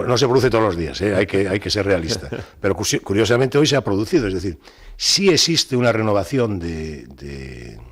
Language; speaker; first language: Spanish; native; Spanish